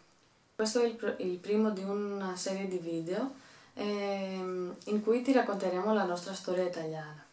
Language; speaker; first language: Italian; non-native, learner; Greek